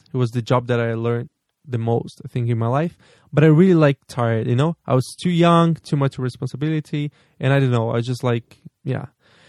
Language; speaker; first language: English; non-native, fluent; Portuguese